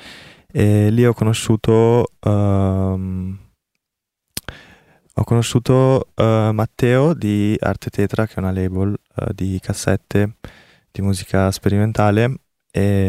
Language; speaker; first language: Italian; early bilingual, other home language; Korean